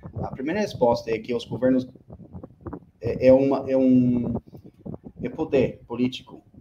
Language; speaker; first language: Portuguese; non-native, fluent; English